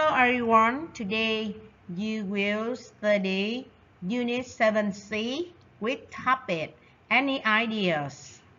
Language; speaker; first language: English; non-native, fluent; Vietnamese